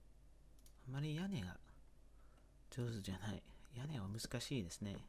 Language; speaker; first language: Japanese; non-native, learner; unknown